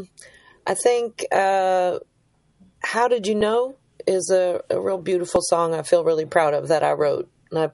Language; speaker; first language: English; native; English